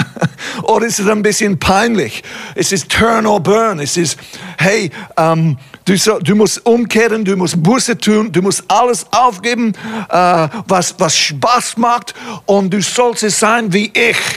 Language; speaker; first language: German; non-native, fluent; English